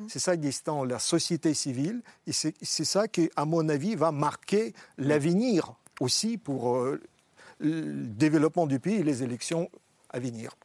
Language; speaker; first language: French; non-native, fluent; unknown